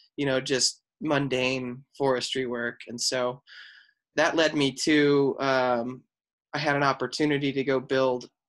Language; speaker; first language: English; native; English